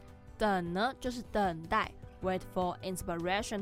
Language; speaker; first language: Chinese; native; Chinese